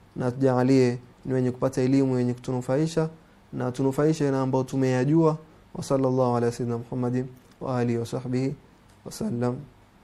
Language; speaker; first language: Swahili; native; Swahili